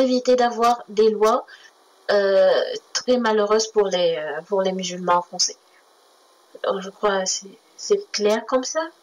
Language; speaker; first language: French; non-native, learner; Arabic